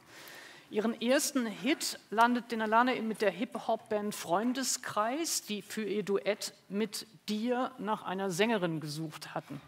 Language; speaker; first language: German; native; German